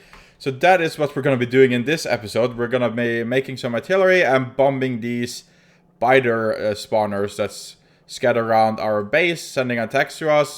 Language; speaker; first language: English; non-native, fluent; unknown